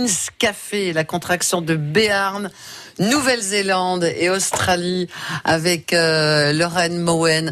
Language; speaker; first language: French; native; French